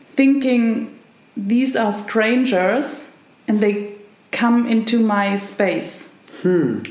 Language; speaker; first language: English; non-native, fluent; German